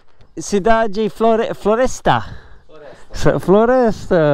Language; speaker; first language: Portuguese; non-native, learner; English